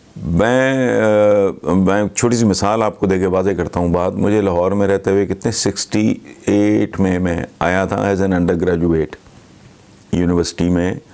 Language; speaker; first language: Urdu; non-native, local second language; Punjabi